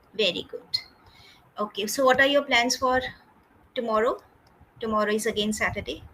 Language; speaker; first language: English; non-native, fluent; Hindi